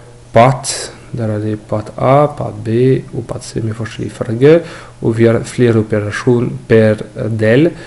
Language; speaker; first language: Norwegian; non-native, fluent; French